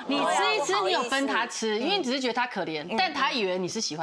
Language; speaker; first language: Chinese; native; Chinese